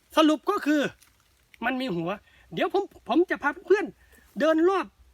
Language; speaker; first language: Thai; native; Thai